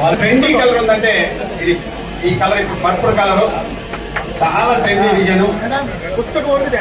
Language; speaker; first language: Telugu; native; Telugu